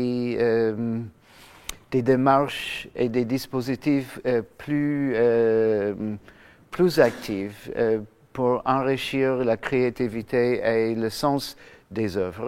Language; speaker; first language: French; non-native, fluent; English